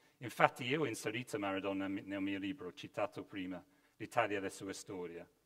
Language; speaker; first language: Italian; non-native, fluent; English